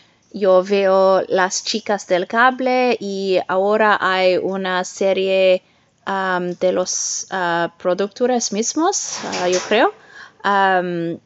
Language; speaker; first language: Spanish; non-native, learner; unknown